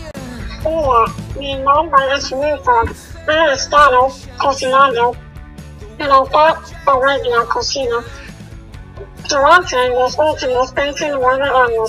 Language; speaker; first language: Spanish; non-native, learner; English